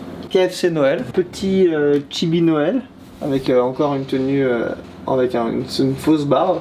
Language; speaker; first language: French; native; French